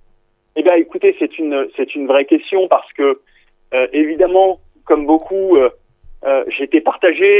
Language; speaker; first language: French; native; French